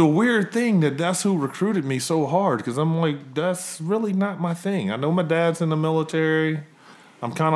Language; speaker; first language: English; native; English